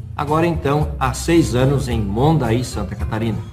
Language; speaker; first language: Portuguese; native; Portuguese